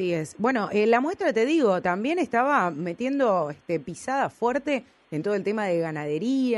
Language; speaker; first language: Spanish; native; Spanish